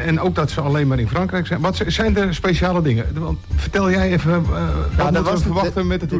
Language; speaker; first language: Dutch; native; Dutch